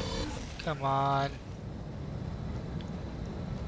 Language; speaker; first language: English; native; English